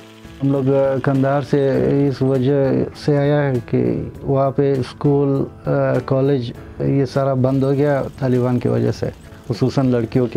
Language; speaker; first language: Hindi; non-native, learner; Pashto